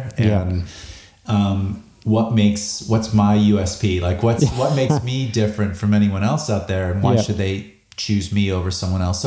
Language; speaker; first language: English; native; English